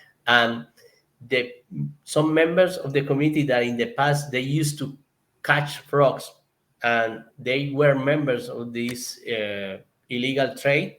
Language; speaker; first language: English; non-native, learner; Spanish